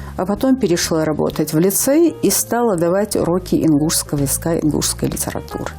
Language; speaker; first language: Russian; non-native, local second language; Ingush